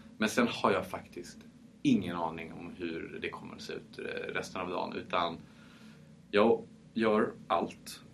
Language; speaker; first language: Swedish; early bilingual, heritage; Swedish